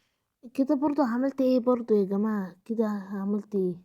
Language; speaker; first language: Arabic; native; Arabic